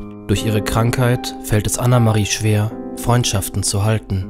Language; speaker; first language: German; native; German